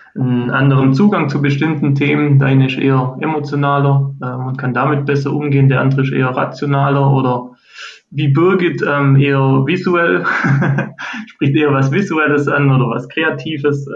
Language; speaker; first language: German; native; German